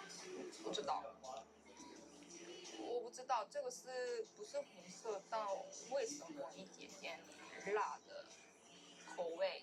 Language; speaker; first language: Chinese; non-native, learner; Korean